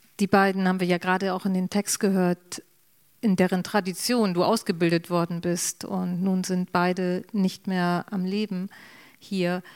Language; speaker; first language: German; native; German